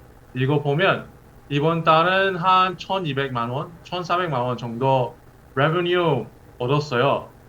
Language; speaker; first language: Korean; early bilingual, heritage; English